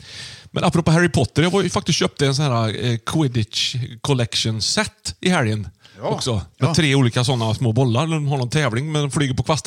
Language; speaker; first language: Swedish; native; Swedish